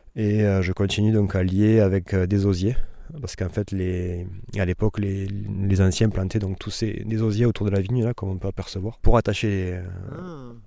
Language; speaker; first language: French; native; French